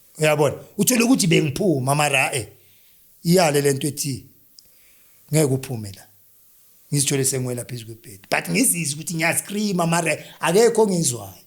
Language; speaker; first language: Zulu; native; Zulu